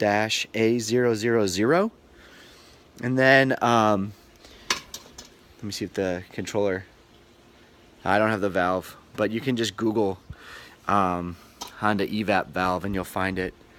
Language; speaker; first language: English; native; English